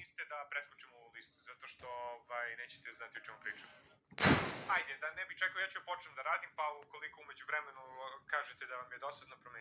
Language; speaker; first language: Bosnian; native; Bosnian